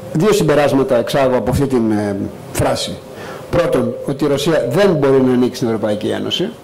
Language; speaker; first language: Greek; early bilingual, other home language; English